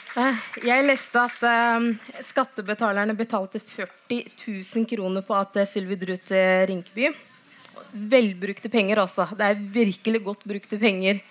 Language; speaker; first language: Norwegian; non-native, fluent; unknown